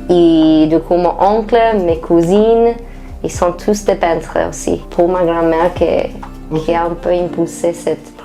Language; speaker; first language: French; non-native, fluent; Spanish